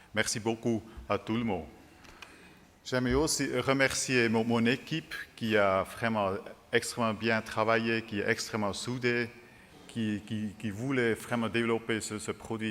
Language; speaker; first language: French; non-native, local second language; German